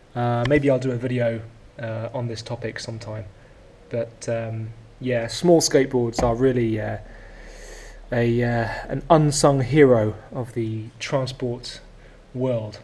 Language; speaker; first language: English; native; English